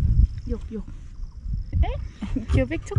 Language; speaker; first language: Turkish; non-native, learner; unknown